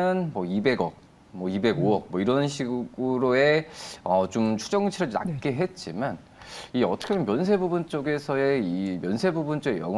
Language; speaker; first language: Korean; native; Korean